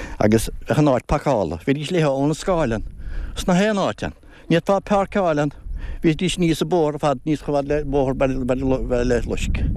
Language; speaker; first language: Irish; native; Irish